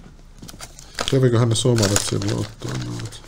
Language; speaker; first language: Finnish; native; Finnish